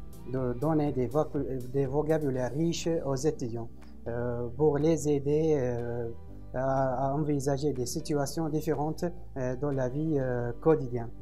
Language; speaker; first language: French; non-native, fluent; Arabic